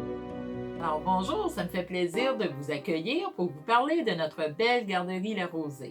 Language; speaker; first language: French; native; French